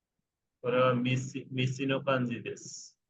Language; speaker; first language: Japanese; non-native, fluent; Bangla